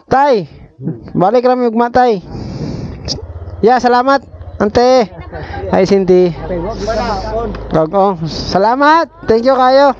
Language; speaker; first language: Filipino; non-native, local second language; Cebuano